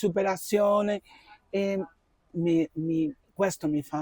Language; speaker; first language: Italian; non-native, fluent; Spanish